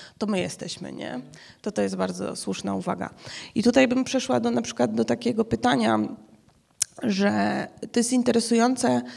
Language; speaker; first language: Polish; native; Polish